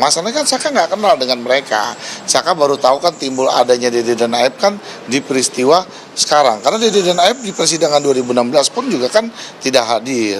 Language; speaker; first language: Indonesian; native; Indonesian